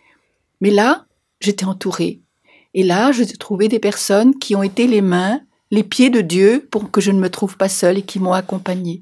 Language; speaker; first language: French; native; French